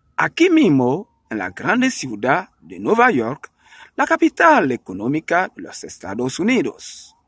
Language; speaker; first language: Spanish; non-native, learner; French